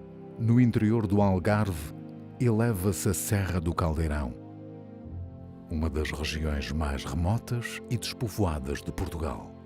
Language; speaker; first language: Portuguese; native; Portuguese